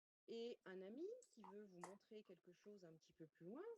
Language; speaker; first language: French; native; French